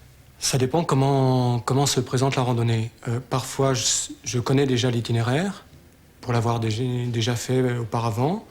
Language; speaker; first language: French; native; French